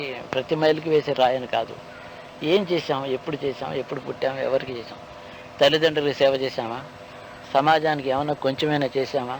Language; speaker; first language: Telugu; native; Telugu